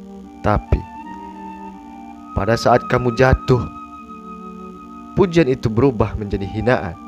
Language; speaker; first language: Indonesian; native; Indonesian